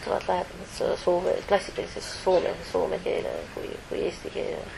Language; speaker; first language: Estonian; non-native, fluent; French